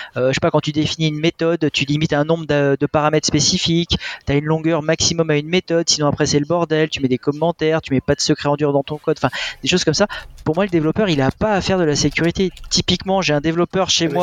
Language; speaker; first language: French; native; French